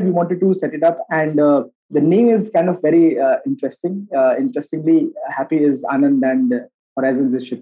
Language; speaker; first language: English; non-native, local second language; Hindi